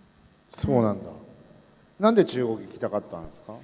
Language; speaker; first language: Japanese; native; Japanese